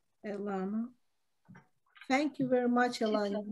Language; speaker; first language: English; non-native, learner; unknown